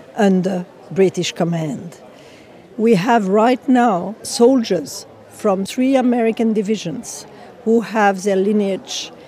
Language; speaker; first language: English; non-native, fluent; French